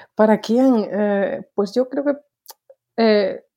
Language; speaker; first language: Spanish; native; Spanish